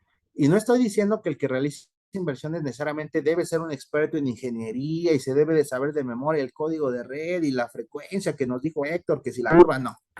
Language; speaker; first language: Spanish; native; Spanish